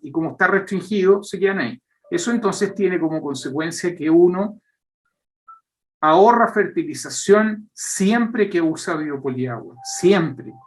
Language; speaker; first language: Spanish; native; Spanish